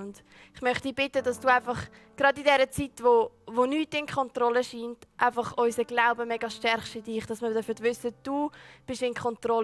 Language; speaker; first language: German; native; German